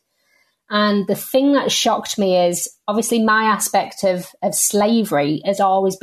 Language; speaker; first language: English; native; English